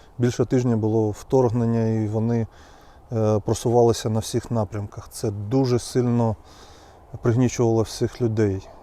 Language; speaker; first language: Ukrainian; native; Ukrainian